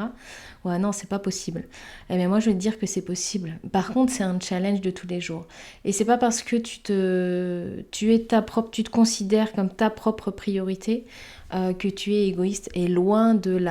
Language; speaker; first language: French; native; French